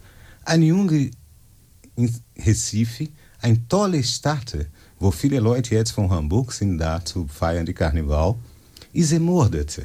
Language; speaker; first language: German; non-native, learner; Portuguese